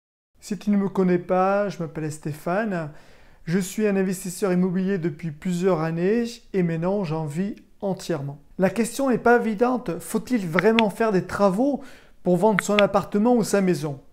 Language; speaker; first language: French; native; French